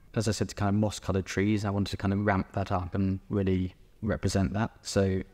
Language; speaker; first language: English; native; English